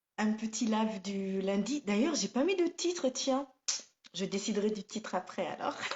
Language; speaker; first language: French; non-native, local second language; Somali